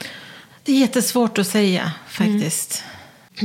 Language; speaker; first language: Swedish; non-native, fluent; Persian